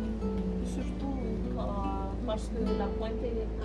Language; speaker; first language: French; non-native, local second language; Malagasy